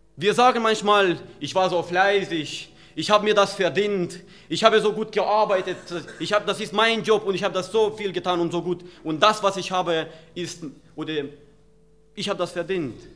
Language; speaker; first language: German; non-native, fluent; Romanian